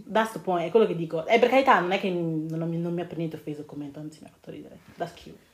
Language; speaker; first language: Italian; early bilingual, other home language; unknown